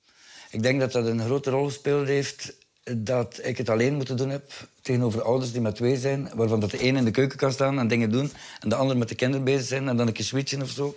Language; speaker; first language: Dutch; native; Dutch